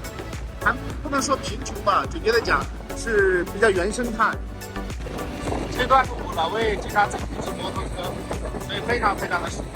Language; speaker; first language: Chinese; native; Chinese